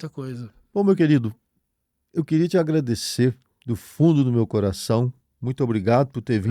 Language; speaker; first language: Portuguese; native; Portuguese